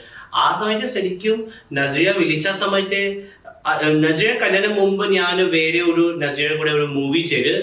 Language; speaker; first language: Malayalam; non-native, fluent; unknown